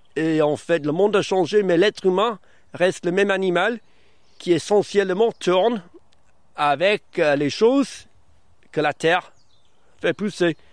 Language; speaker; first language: French; early bilingual, other home language; English